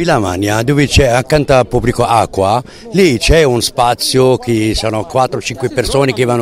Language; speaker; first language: Italian; non-native, learner; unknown